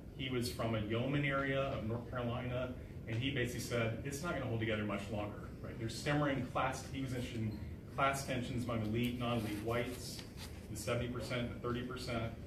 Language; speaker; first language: English; native; English